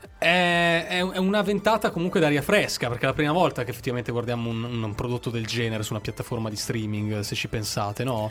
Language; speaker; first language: Italian; native; Italian